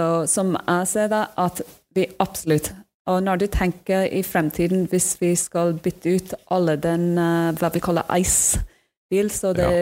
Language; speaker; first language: Norwegian; non-native, fluent; English